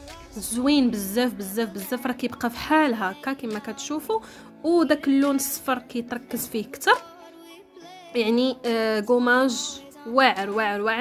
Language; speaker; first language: Arabic; native; Arabic